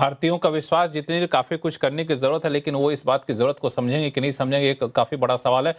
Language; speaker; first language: Hindi; native; Hindi